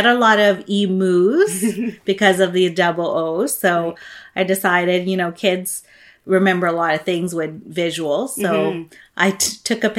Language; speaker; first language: English; non-native, local second language; Filipino